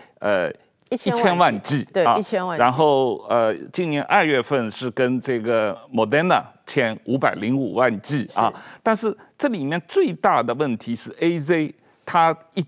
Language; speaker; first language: Chinese; native; Chinese